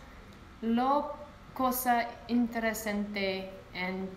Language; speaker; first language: Spanish; non-native, learner; English